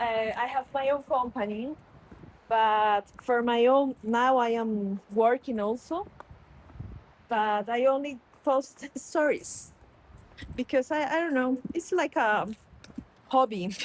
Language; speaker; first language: English; non-native, fluent; Spanish